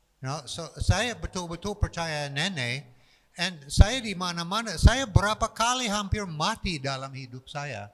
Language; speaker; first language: Indonesian; non-native, fluent; English